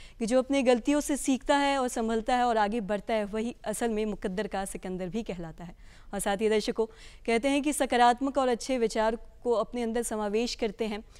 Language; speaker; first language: Hindi; native; Hindi